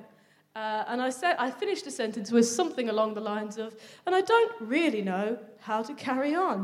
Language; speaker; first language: English; native; English